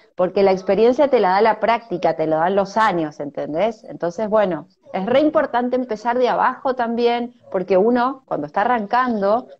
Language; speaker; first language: Spanish; native; Spanish